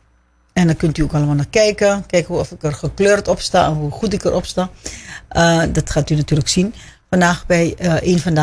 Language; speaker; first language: Dutch; native; Dutch